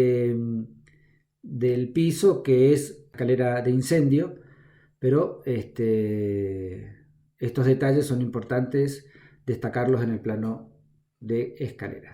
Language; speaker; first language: Spanish; native; Spanish